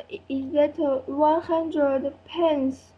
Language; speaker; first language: English; non-native, learner; French